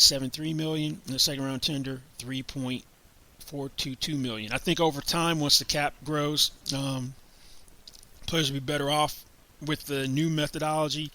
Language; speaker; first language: English; native; English